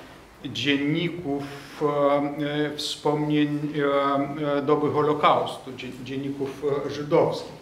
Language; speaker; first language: Polish; non-native, fluent; Lithuanian